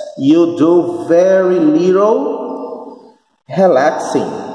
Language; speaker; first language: English; non-native, fluent; Portuguese